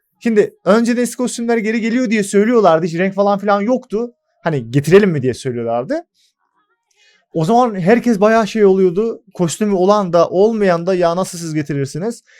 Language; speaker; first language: Turkish; native; Turkish